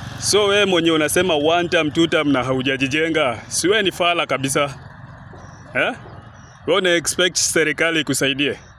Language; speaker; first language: Swahili; native; Swahili